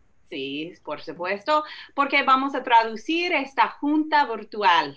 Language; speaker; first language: Spanish; non-native, learner; English